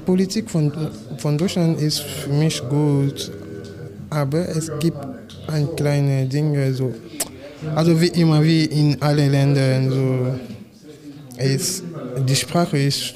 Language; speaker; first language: German; non-native, learner; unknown